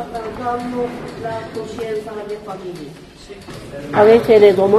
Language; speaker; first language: Italian; non-native, fluent; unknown